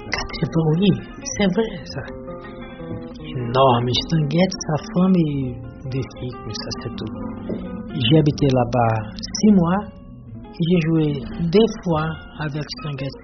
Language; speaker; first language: French; non-native, learner; Portuguese